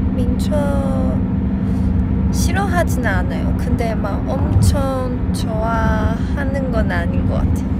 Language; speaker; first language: Korean; non-native, fluent; Chinese